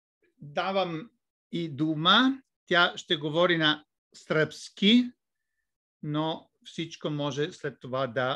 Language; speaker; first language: Bulgarian; non-native, fluent; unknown